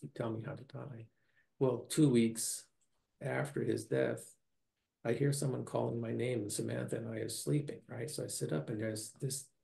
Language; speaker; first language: English; native; English